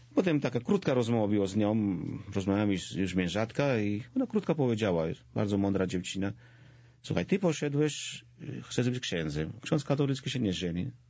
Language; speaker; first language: Polish; non-native, fluent; Georgian